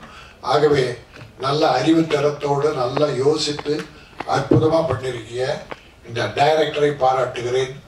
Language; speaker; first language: Tamil; native; Tamil